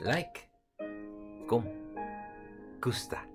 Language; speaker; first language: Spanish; non-native, learner; English